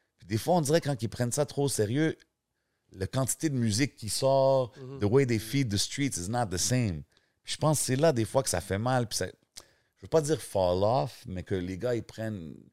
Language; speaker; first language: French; native; French